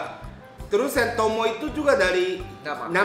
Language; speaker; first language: Indonesian; non-native, fluent; Japanese